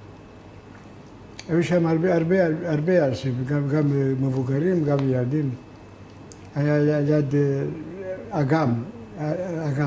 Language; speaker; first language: Hebrew; non-native, fluent; Hungarian